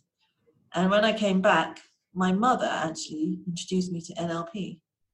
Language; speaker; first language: English; native; English